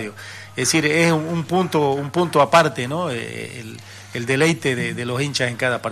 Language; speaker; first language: Spanish; native; Spanish